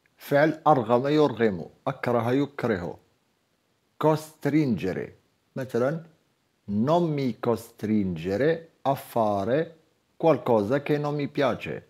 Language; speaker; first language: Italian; non-native, fluent; Arabic